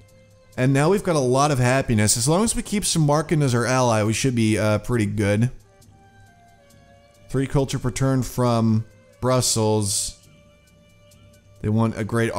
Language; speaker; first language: English; native; English